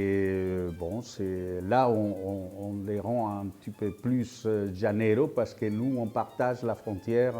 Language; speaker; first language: French; non-native, fluent; Spanish